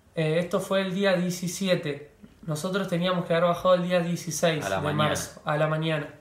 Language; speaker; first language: Spanish; native; Spanish